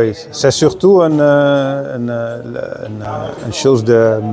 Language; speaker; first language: French; non-native, fluent; Dutch